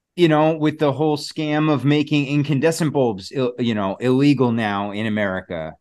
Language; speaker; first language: English; native; English